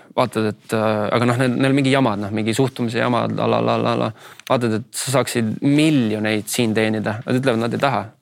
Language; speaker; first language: Estonian; native; Estonian